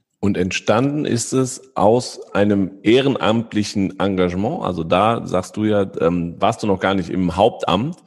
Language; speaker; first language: German; native; German